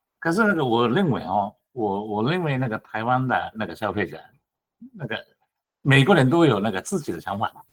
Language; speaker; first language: Chinese; non-native, fluent; Japanese